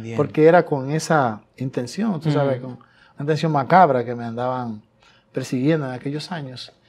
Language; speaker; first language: Spanish; native; Spanish